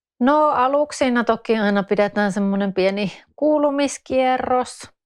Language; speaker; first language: Finnish; native; Finnish